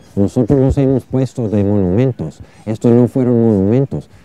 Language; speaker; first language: Spanish; non-native, fluent; English